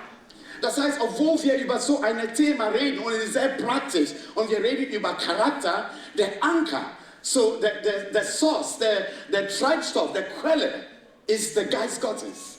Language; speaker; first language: German; non-native, fluent; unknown